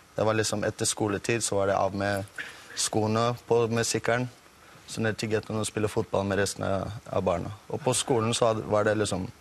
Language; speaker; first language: Norwegian; non-native, fluent; English